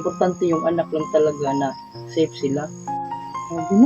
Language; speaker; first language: Filipino; non-native, local second language; Cebuano